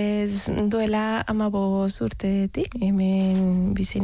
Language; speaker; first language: Basque; non-native, learner; Spanish